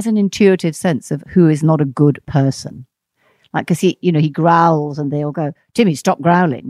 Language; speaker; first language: English; non-native, fluent; French